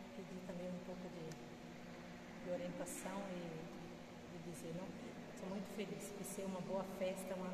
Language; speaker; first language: Portuguese; native; Portuguese